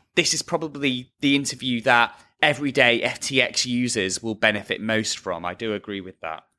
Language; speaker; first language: English; native; English